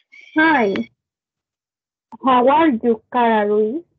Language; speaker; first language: English; non-native, learner; Spanish